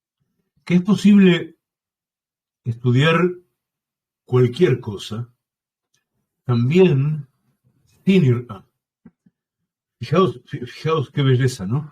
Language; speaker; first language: Spanish; native; Spanish